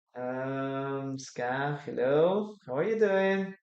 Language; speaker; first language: English; non-native, fluent; Spanish